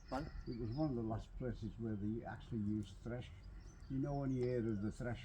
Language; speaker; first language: English; native; English